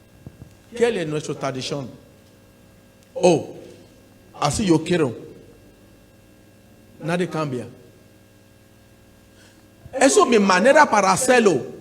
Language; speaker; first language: Spanish; non-native, learner; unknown